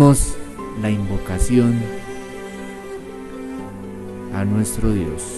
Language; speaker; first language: Spanish; native; Spanish